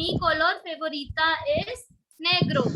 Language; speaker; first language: Spanish; non-native, learner; Hindi